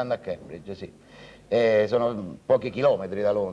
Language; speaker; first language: Italian; native; Italian